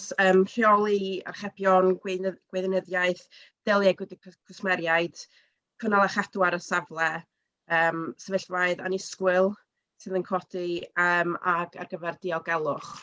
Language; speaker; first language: Welsh; native; Welsh